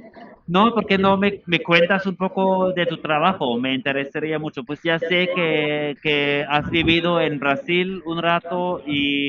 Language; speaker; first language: Spanish; non-native, fluent; German